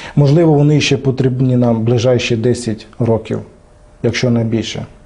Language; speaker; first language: Ukrainian; non-native, local second language; Romany